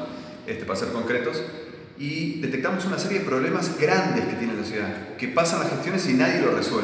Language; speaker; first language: Spanish; native; Spanish